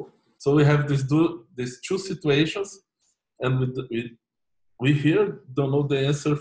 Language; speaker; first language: English; non-native, fluent; Portuguese